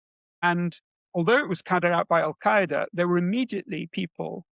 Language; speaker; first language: English; native; English